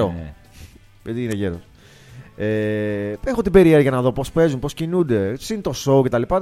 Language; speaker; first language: Greek; native; Greek